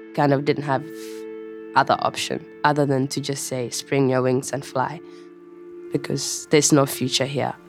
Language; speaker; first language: English; non-native, fluent; Somali